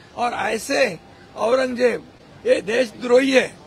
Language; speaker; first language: Hindi; non-native, local second language; Marathi